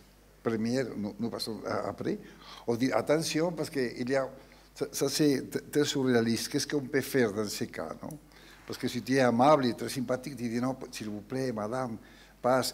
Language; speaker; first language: French; non-native, learner; Spanish